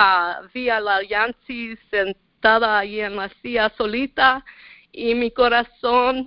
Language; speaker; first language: Spanish; early bilingual, heritage; Spanish